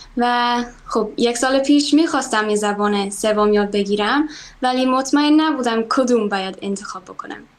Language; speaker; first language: Persian; non-native, fluent; English